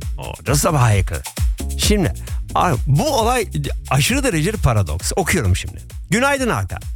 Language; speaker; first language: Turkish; early bilingual, heritage; Turkish